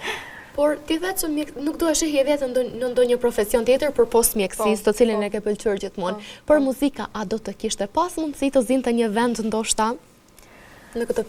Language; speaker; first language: Albanian; native; Albanian